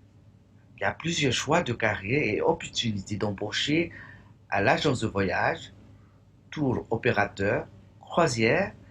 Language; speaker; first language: French; non-native, fluent; English